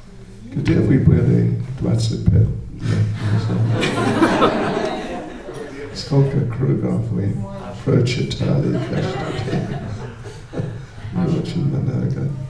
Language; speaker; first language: Russian; non-native, learner; English